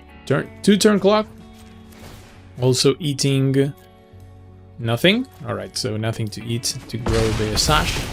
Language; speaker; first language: English; non-native, fluent; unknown